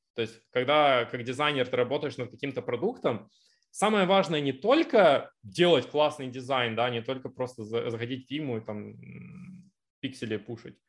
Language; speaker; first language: Russian; native; Russian